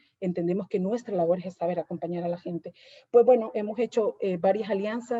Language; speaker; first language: Spanish; native; Spanish